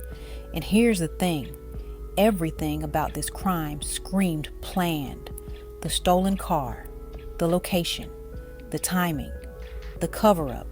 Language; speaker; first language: English; native; English